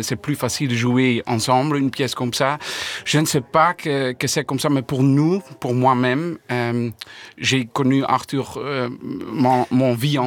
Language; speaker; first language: French; non-native, learner; Dutch